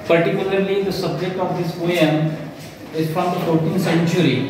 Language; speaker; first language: English; non-native, local second language; Marathi